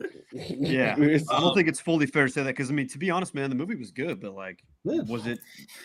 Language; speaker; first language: English; native; English